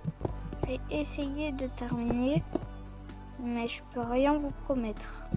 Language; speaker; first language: French; native; French